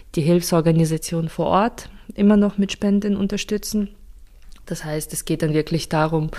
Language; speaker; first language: German; non-native, fluent; Ukrainian